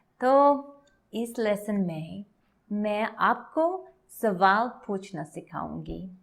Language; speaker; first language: Hindi; non-native, learner; English